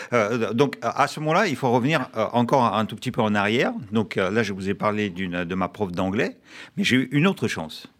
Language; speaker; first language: French; non-native, fluent; Russian